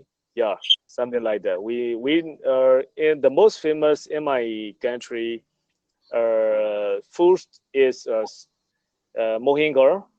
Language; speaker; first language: English; non-native, learner; Burmese